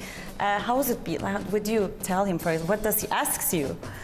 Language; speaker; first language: English; non-native, fluent; Turkish